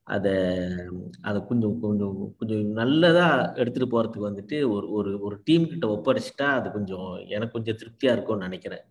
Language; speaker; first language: Tamil; early bilingual, heritage; Tamil